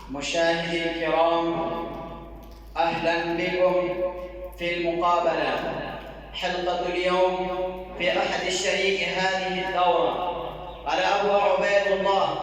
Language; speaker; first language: Arabic; non-native, fluent; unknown